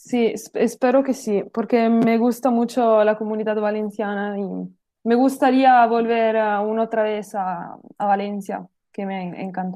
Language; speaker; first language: Spanish; non-native, learner; Italian